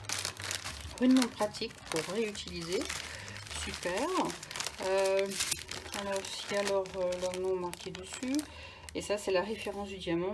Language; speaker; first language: French; native; French